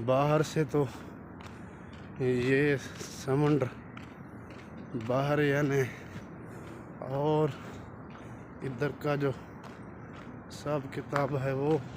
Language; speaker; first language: Hindi; non-native, local second language; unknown